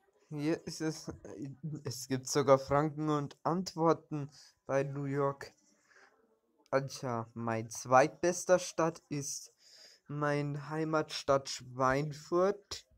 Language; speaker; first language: German; early bilingual, other home language; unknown